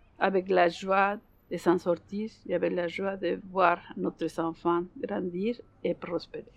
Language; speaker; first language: French; non-native, learner; Spanish